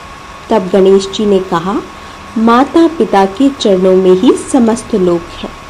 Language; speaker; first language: Hindi; native; Hindi